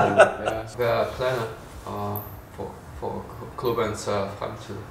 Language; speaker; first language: Danish; non-native, learner; Slovak